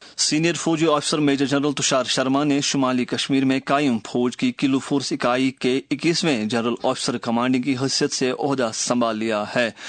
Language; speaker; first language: Urdu; non-native, local second language; Kashmiri